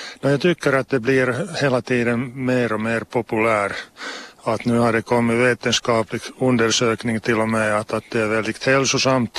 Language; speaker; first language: Swedish; non-native, local second language; Finnish